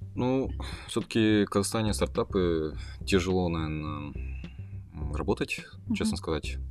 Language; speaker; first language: Russian; non-native, fluent; Kazakh